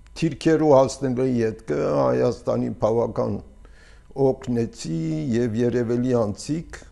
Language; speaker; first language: Armenian; early bilingual, heritage; Armenian